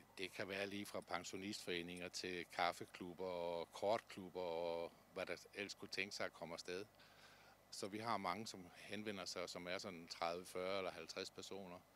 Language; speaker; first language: Danish; native; Danish